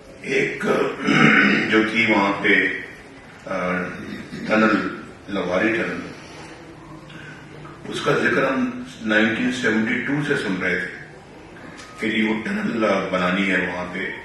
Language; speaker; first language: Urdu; non-native, local second language; Punjabi